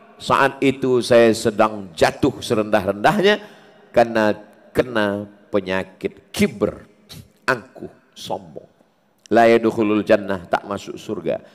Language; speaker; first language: Malay; native; Malay